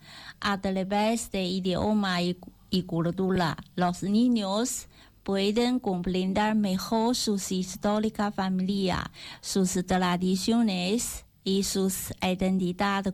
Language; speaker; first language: Spanish; non-native, learner; Chinese